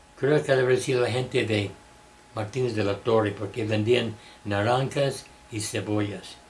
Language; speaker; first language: Spanish; non-native, fluent; English